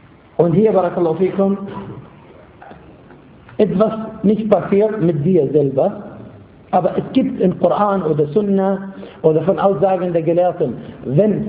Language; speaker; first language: German; non-native, fluent; Arabic